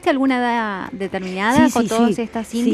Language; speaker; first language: Spanish; native; Spanish